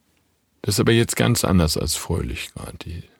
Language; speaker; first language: German; native; German